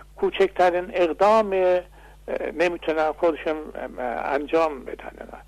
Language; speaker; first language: Persian; non-native, local second language; Azerbaijani